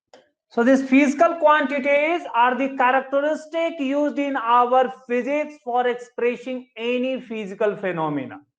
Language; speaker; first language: English; non-native, local second language; Hindi